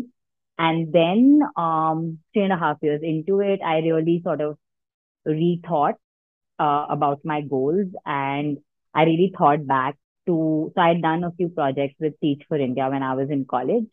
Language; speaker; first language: English; non-native, local second language; Hindi